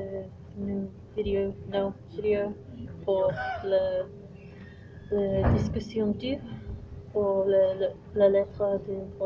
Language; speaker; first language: French; non-native, learner; English